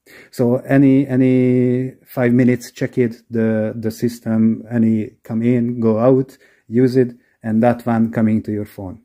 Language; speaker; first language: English; non-native, learner; Hungarian